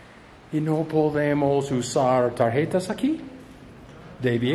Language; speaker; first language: Spanish; non-native, learner; English